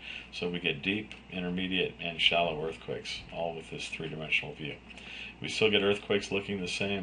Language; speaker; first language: English; native; English